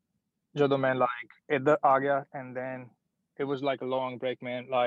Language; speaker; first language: English; non-native, local second language; Punjabi